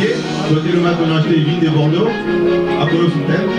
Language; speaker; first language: Romanian; non-native, fluent; French